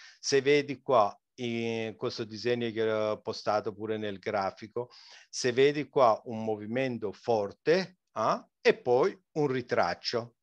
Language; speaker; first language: Italian; non-native, fluent; Persian